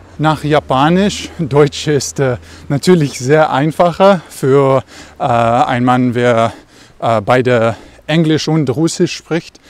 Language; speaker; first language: German; non-native, learner; Russian